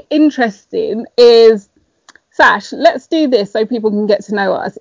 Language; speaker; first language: English; native; English